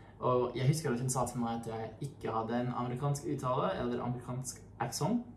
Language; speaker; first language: Norwegian; non-native, fluent; English